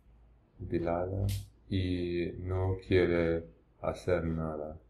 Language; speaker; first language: Spanish; non-native, learner; English